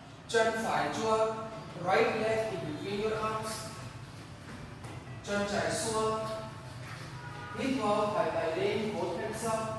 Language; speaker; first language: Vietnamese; non-native, learner; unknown